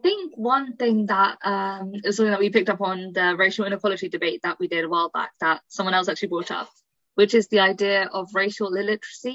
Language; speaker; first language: English; native; English